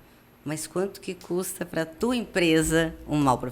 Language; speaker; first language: Portuguese; native; Portuguese